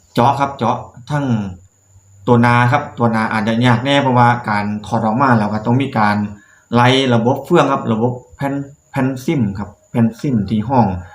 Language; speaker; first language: Thai; native; Thai